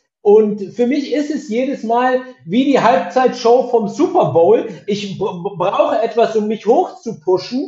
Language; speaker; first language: German; native; German